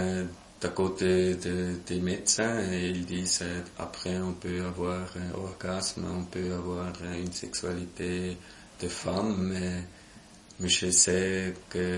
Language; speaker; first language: French; non-native, local second language; German